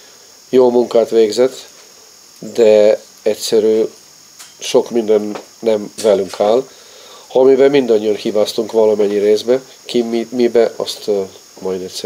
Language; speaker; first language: Hungarian; non-native, fluent; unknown